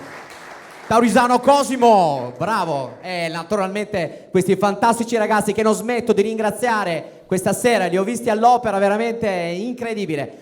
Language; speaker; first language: Italian; native; Italian